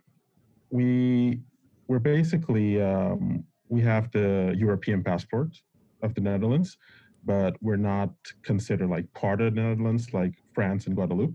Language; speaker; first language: English; non-native, fluent; Papiamento